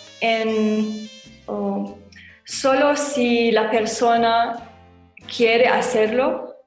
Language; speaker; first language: Spanish; non-native, learner; Arabic